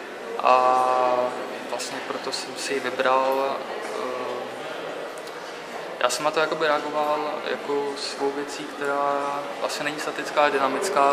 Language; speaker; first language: Czech; native; Czech